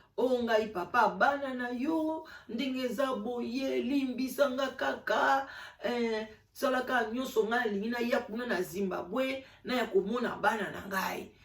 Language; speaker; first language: Lingala; native; Lingala